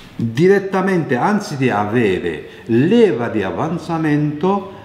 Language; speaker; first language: Italian; non-native, fluent; Japanese